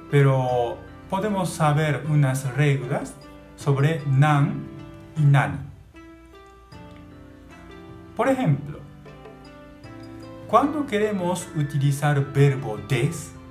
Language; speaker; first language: Spanish; non-native, learner; Japanese